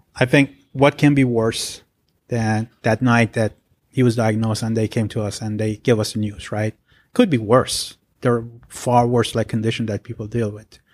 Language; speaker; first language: English; non-native, fluent; Persian